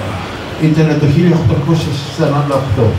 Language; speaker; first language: Greek; early bilingual, heritage; Greek